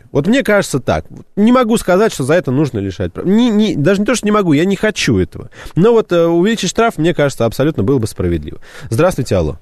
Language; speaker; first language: Russian; native; Russian